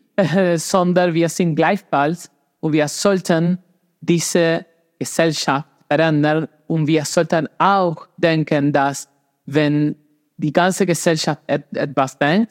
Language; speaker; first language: German; non-native, fluent; Spanish